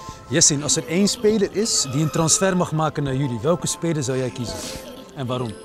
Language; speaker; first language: Dutch; native; Dutch